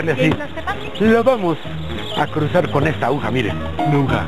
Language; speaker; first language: Spanish; native; Spanish